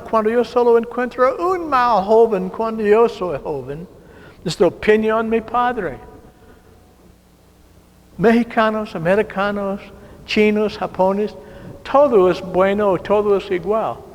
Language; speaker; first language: Spanish; non-native, learner; English